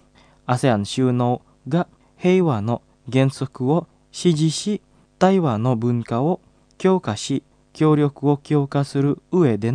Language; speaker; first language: Japanese; non-native, fluent; Indonesian